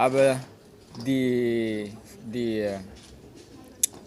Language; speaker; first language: German; non-native, learner; Indonesian